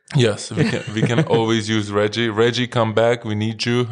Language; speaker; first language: English; non-native, fluent; Lithuanian